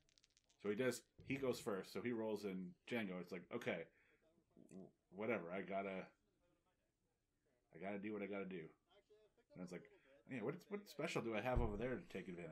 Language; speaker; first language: English; native; English